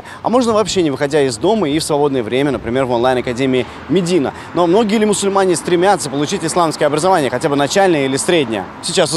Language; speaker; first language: Russian; native; Russian